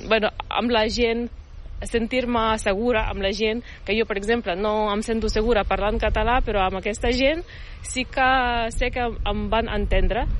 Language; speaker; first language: Catalan; non-native, fluent; Ukrainian